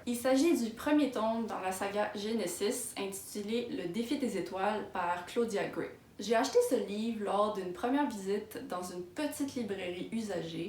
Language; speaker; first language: French; native; French